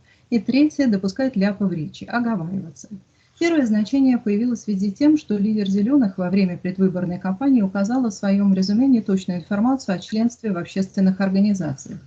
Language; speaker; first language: Russian; native; Russian